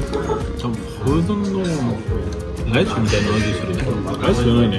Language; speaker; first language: Japanese; non-native, learner; French